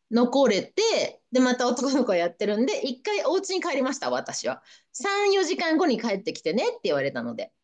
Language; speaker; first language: Japanese; native; Japanese